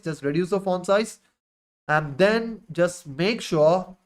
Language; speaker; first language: English; non-native, local second language; Tamil